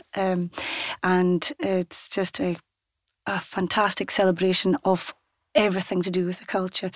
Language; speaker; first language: English; non-native, local second language; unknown